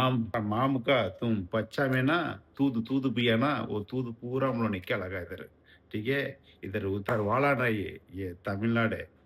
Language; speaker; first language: Hindi; non-native, local second language; Tamil